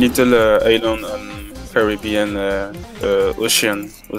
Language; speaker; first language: English; non-native, learner; Polish